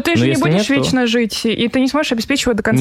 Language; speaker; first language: Russian; native; Russian